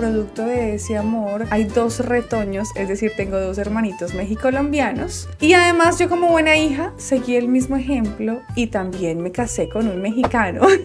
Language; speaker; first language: Spanish; native; Spanish